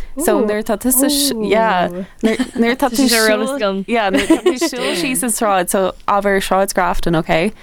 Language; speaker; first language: Irish; native; Irish